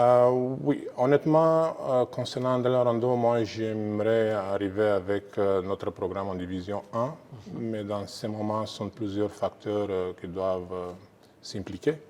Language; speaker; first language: French; non-native, fluent; Romanian